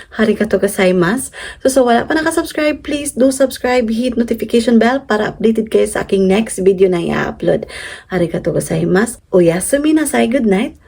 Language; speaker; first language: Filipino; non-native, local second language; Cebuano